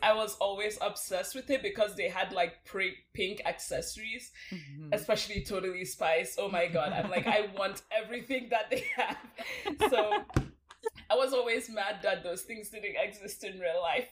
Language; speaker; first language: English; non-native, local second language; Hausa